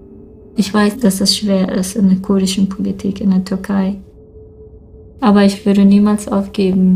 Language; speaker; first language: German; early bilingual, other home language; Kurdish